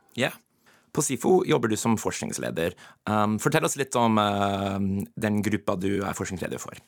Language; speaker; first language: Norwegian; non-native, fluent; English